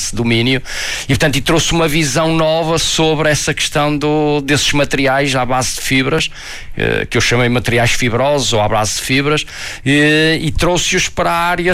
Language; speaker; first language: Portuguese; native; Portuguese